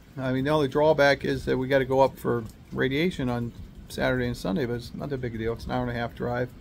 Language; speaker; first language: English; native; English